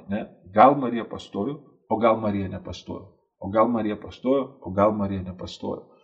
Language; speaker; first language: Lithuanian; native; Lithuanian